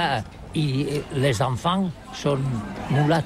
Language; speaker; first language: French; non-native, learner; Catalan